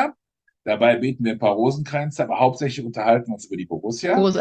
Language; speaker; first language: German; native; German